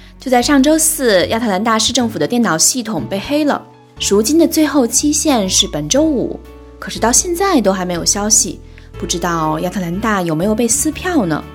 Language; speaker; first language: Chinese; native; Chinese